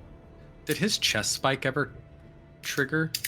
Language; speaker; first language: English; native; English